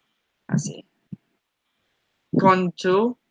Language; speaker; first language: Spanish; non-native, learner; English